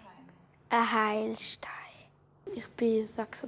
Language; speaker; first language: German; native; German